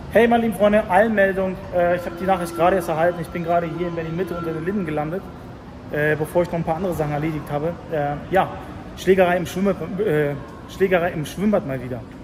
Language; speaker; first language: German; early bilingual, other home language; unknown